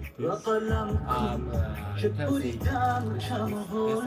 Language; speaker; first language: English; non-native, learner; Chinese